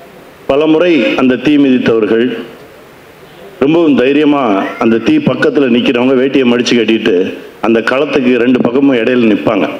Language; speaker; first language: Tamil; native; Tamil